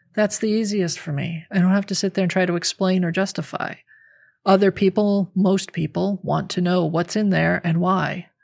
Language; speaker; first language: English; native; English